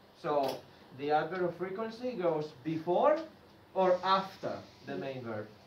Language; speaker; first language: English; non-native, fluent; Spanish